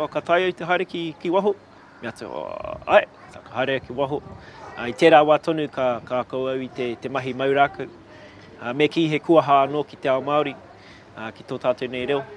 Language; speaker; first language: Māori; non-native, local second language; English